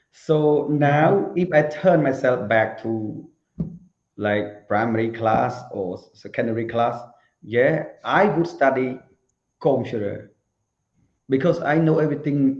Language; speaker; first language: English; non-native, learner; Khmer